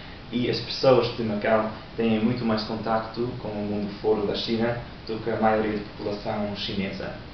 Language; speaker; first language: Portuguese; non-native, learner; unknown